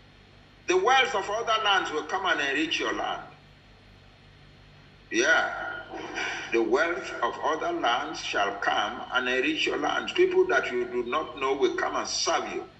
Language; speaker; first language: English; non-native, local second language; Yoruba